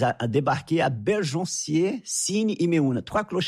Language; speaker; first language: French; non-native, fluent; Portuguese